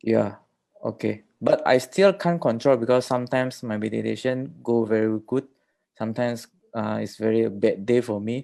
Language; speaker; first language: English; non-native, learner; Indonesian